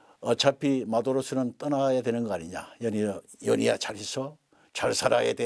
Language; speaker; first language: Korean; native; Korean